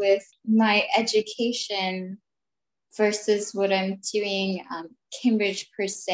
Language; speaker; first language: English; native; English